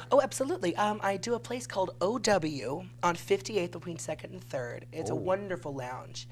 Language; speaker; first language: English; native; English